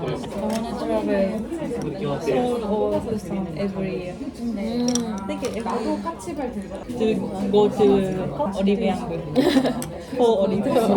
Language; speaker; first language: English; non-native, learner; Japanese